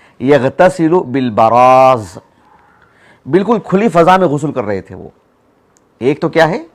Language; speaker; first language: Urdu; native; Urdu